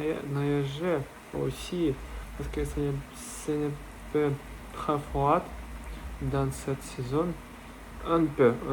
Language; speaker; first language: French; non-native, learner; Russian